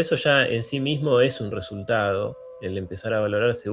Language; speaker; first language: Spanish; native; Spanish